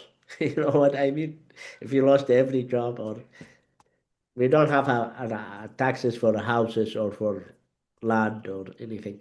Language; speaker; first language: English; non-native, learner; Arabic